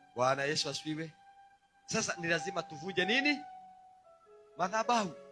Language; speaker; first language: Swahili; non-native, local second language; Kikuyu